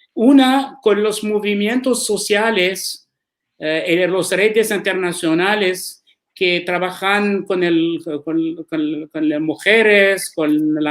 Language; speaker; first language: Spanish; non-native, learner; Arabic